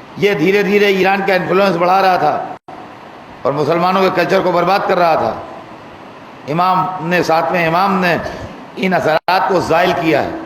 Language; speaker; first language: Urdu; native; Urdu